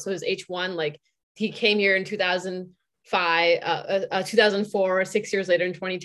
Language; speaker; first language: English; native; English